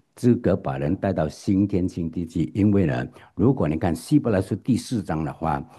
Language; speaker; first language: Chinese; native; Chinese